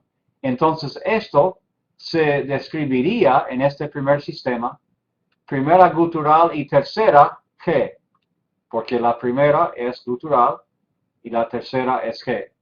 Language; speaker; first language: Spanish; non-native, fluent; English